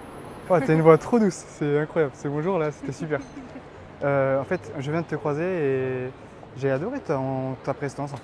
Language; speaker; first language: French; native; French